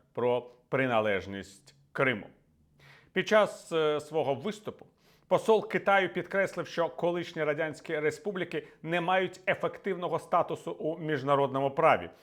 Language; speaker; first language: Ukrainian; native; Ukrainian